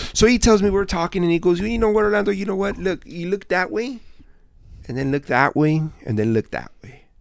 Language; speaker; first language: English; native; English